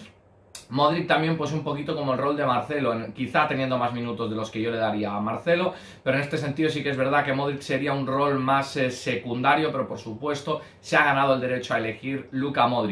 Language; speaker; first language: Spanish; native; Spanish